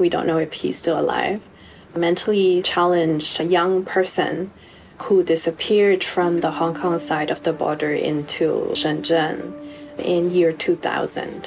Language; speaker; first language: English; non-native, local second language; Cantonese